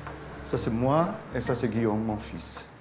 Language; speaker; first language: French; non-native, fluent; Portuguese